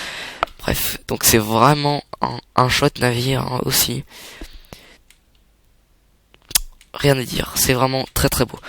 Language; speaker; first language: French; native; French